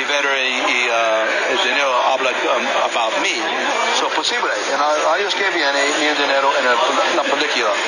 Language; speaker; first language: Spanish; non-native, learner; English